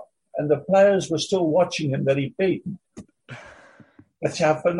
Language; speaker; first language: English; native; English